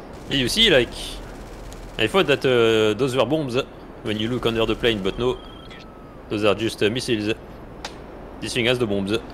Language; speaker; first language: English; non-native, fluent; French